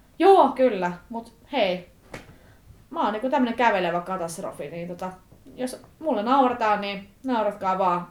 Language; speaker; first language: Finnish; native; Finnish